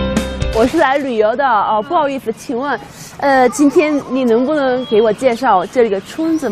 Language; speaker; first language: Chinese; non-native, fluent; Korean